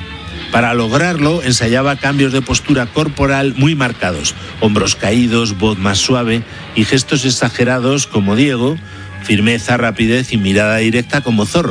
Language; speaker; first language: Spanish; native; Spanish